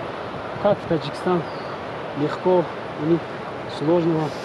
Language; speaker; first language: Russian; non-native, learner; Tajik